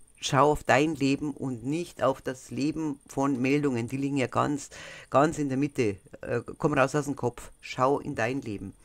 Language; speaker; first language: German; native; German